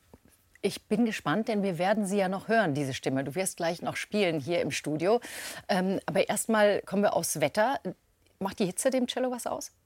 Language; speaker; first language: German; native; German